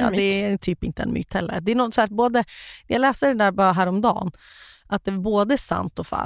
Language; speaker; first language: Swedish; native; Swedish